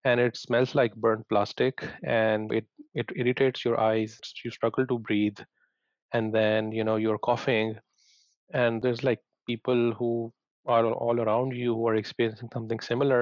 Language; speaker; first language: English; non-native, local second language; Punjabi